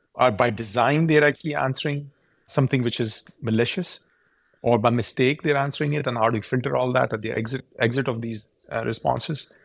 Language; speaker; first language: English; non-native, local second language; Urdu